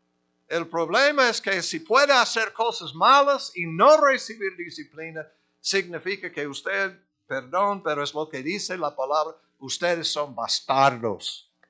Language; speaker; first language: Spanish; non-native, fluent; English